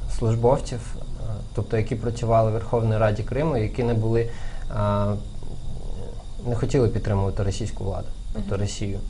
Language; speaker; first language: Ukrainian; non-native, local second language; Crimean Tatar